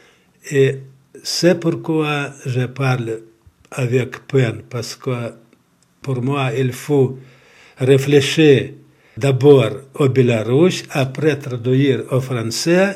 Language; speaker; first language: French; non-native, learner; Belarusian